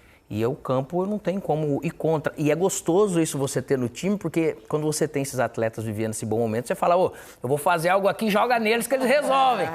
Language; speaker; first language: Portuguese; native; Portuguese